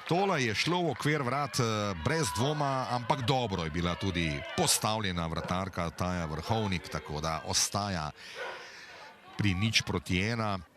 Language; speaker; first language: Slovenian; native; Slovenian